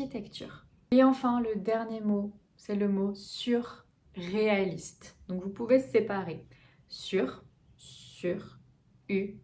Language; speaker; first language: French; native; French